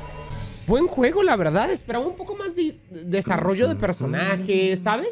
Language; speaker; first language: Spanish; native; Spanish